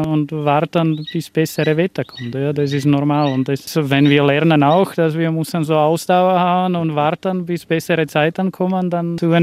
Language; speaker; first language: German; non-native, fluent; Slovak